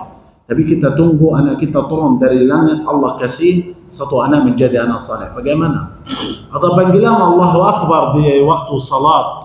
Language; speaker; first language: Indonesian; non-native, fluent; Arabic